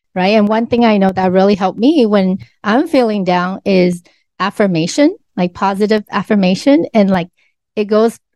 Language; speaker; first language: English; early bilingual, other home language; Chinese